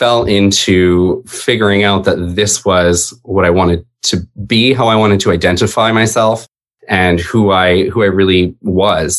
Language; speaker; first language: English; native; English